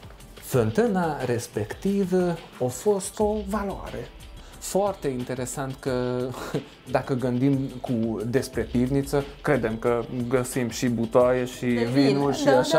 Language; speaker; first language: Romanian; non-native, local second language; Hungarian